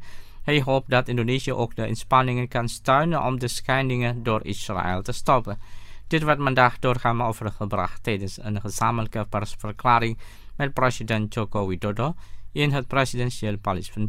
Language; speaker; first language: Dutch; non-native, fluent; Indonesian